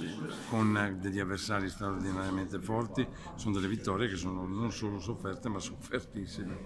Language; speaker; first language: Italian; native; Italian